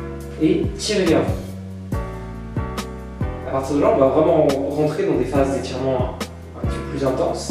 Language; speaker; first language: French; native; French